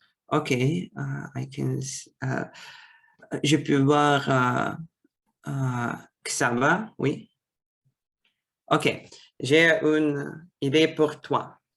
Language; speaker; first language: French; non-native, fluent; Russian